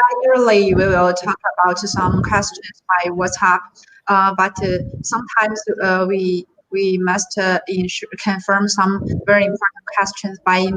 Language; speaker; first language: English; non-native, learner; Chinese